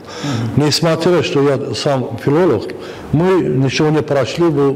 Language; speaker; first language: Russian; non-native, fluent; Azerbaijani